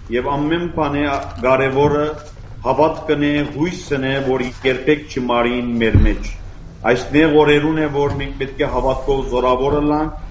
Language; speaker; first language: Armenian; native; Armenian